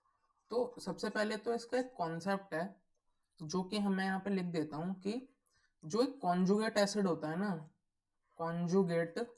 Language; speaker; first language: Hindi; native; Hindi